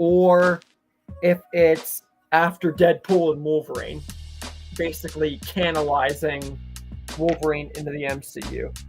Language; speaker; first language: English; native; English